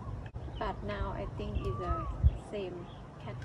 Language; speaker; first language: English; non-native, learner; Thai